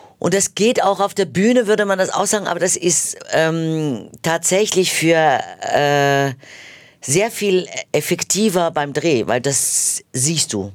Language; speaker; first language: German; native; German